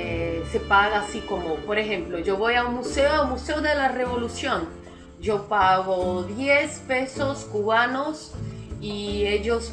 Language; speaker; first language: Spanish; non-native, fluent; Portuguese